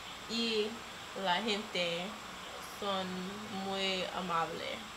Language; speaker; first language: Spanish; non-native, learner; English